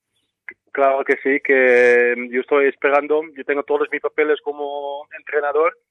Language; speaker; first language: Spanish; non-native, fluent; Dutch